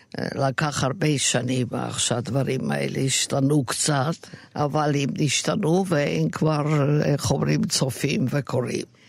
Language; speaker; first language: Hebrew; non-native, fluent; Yiddish